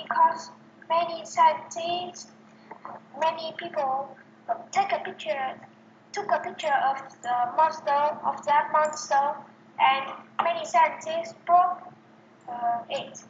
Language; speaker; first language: English; non-native, learner; Vietnamese